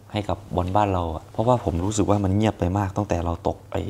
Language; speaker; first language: Thai; native; Thai